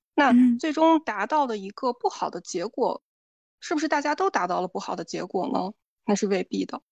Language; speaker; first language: Chinese; native; Chinese